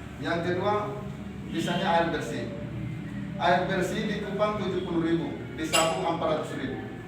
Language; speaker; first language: Indonesian; non-native, local second language; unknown